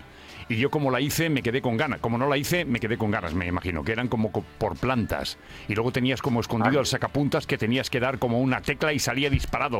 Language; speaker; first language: Spanish; native; Spanish